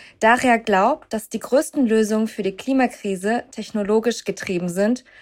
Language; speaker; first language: German; native; German